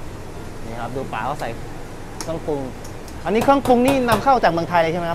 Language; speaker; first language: Thai; native; Thai